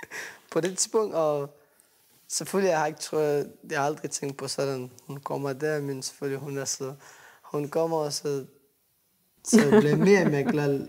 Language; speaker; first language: Danish; non-native, learner; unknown